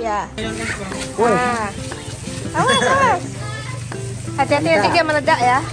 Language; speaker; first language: Indonesian; native; Indonesian